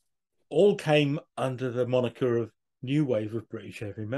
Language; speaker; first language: English; native; English